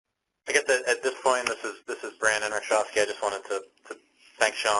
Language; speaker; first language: English; native; English